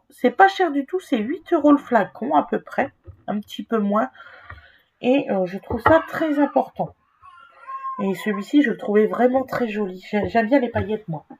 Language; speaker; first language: French; native; French